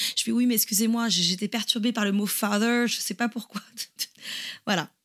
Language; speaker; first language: French; native; French